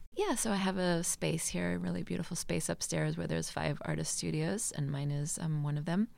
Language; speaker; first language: English; native; English